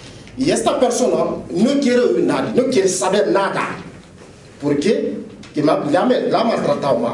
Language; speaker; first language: Spanish; non-native, learner; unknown